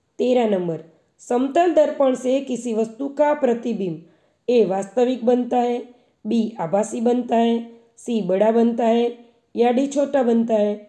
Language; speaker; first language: Hindi; non-native, local second language; Gujarati